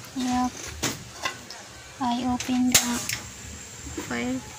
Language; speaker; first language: English; non-native, learner; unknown